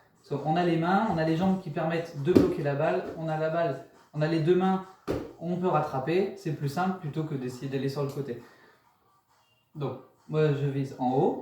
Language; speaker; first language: French; native; French